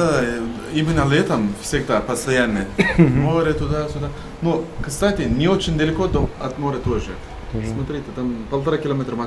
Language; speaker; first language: Russian; non-native, learner; Turkish